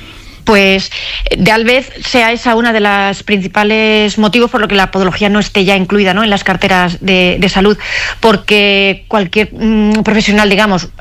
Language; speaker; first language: Spanish; native; Spanish